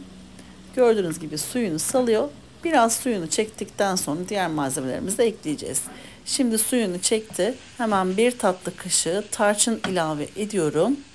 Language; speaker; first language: Turkish; native; Turkish